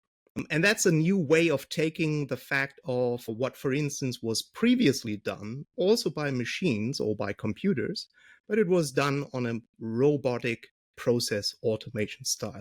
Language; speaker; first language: English; non-native, fluent; German